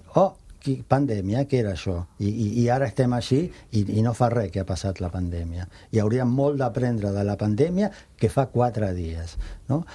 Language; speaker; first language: Catalan; non-native, fluent; Spanish